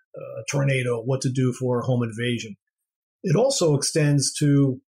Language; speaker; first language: English; native; English